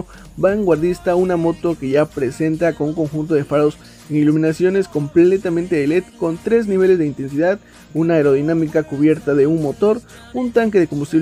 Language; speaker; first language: Spanish; native; Spanish